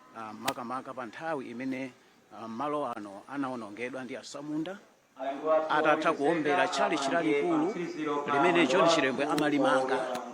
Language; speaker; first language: Nyanja; native; Nyanja